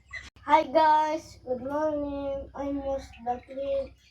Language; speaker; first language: English; non-native, learner; Cebuano